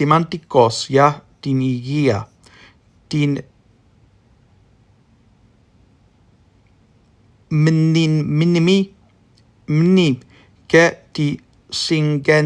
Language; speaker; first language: Greek; non-native, learner; English